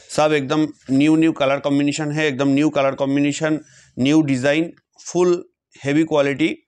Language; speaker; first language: Hindi; non-native, local second language; Bangla